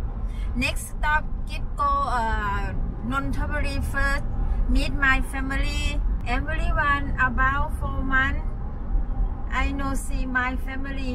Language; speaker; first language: English; non-native, learner; Thai